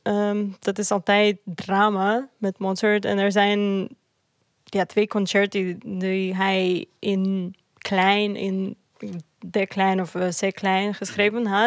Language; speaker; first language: Dutch; non-native, fluent; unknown